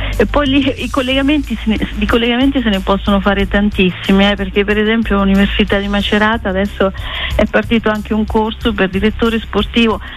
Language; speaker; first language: Italian; native; Italian